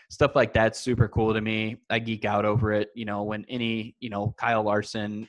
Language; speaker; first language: English; native; English